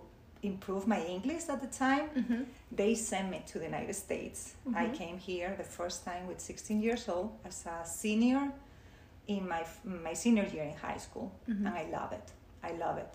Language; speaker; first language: English; non-native, fluent; Spanish